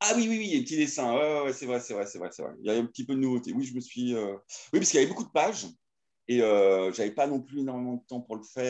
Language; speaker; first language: French; native; French